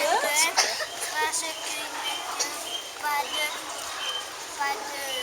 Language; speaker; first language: French; non-native, learner; Spanish